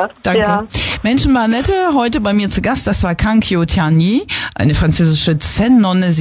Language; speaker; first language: German; native; German